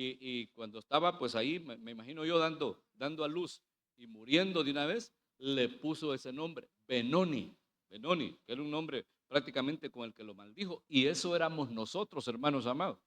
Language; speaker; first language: Spanish; native; Spanish